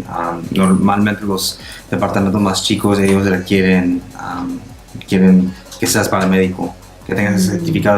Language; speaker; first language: Spanish; non-native, local second language; English